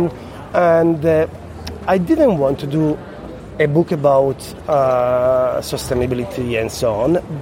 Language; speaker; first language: English; non-native, fluent; Italian